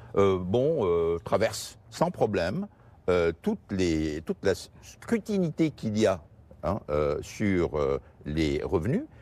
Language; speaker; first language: French; non-native, local second language; Portuguese